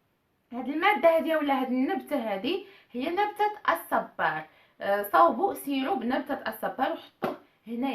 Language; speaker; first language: Arabic; native; Arabic